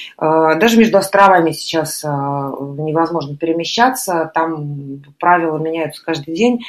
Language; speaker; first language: Russian; native; Russian